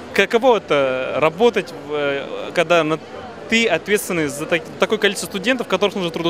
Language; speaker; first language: Russian; native; Russian